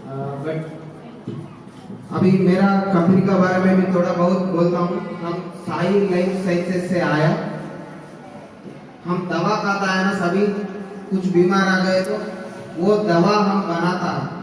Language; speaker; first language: Hindi; non-native, local second language; Telugu